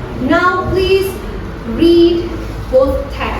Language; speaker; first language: English; non-native, fluent; Indonesian